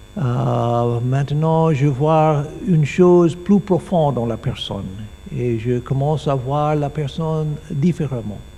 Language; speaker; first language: French; non-native, learner; English